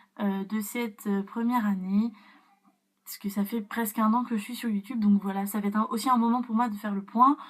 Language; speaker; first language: French; native; French